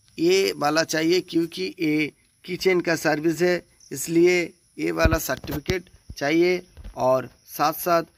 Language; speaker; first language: Hindi; non-native, local second language; Bangla